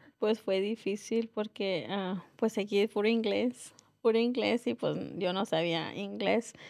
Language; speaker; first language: Spanish; native; Spanish